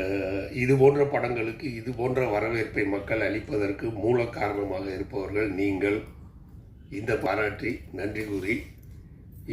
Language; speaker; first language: Tamil; native; Tamil